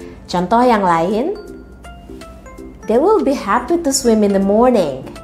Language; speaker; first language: English; non-native, fluent; Indonesian